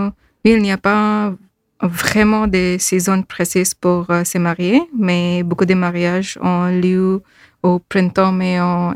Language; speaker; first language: French; non-native, fluent; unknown